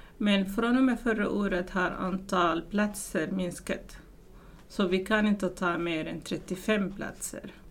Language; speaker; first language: Swedish; non-native, fluent; Arabic